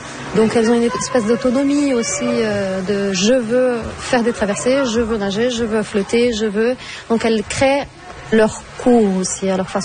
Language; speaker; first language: French; non-native, fluent; Portuguese